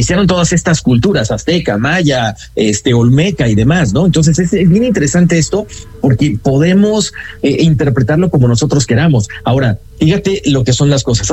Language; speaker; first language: Spanish; native; Spanish